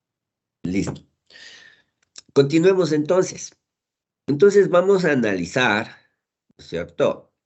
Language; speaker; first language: Spanish; native; Spanish